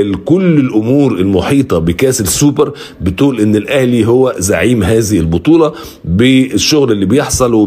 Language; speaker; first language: Arabic; native; Arabic